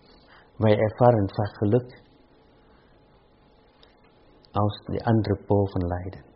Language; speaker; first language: Dutch; non-native, fluent; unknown